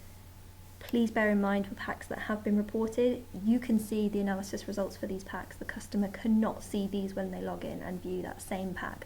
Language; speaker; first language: English; native; English